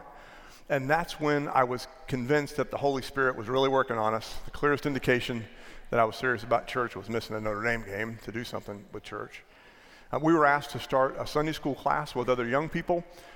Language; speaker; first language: English; native; English